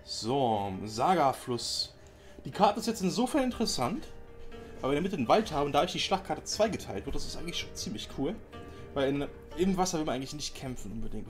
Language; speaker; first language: German; native; German